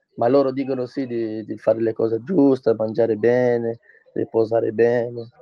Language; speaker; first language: Italian; non-native, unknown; Portuguese